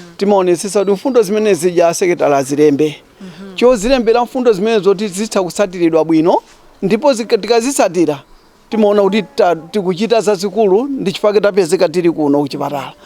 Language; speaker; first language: Nyanja; native; Nyanja